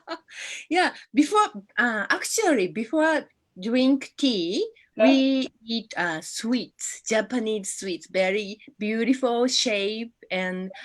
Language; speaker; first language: English; non-native, learner; Japanese